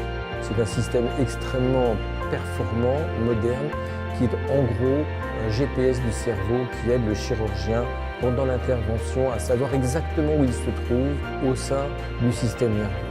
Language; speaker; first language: French; native; French